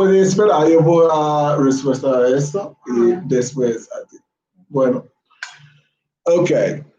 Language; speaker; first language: Spanish; non-native, learner; English